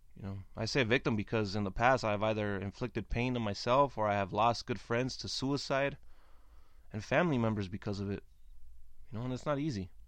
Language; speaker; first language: English; early bilingual, other home language; Spanish